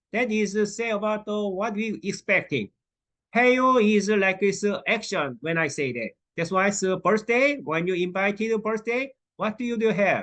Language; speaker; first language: English; non-native, learner; Korean